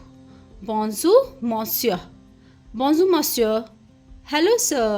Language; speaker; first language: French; non-native, fluent; Hindi